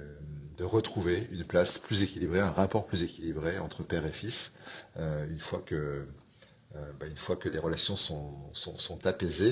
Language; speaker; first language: French; native; French